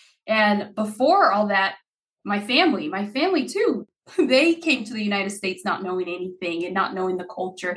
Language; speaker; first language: English; early bilingual, other home language; Haitian Creole